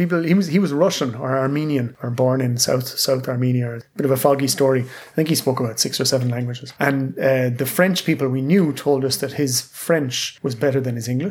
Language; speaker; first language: English; native; English